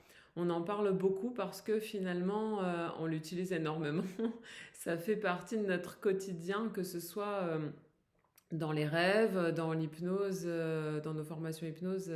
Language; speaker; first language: French; native; French